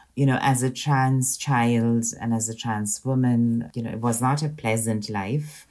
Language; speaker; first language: English; non-native, local second language; Hindi